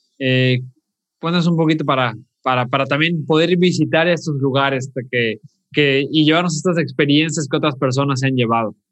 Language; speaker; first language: Spanish; native; Spanish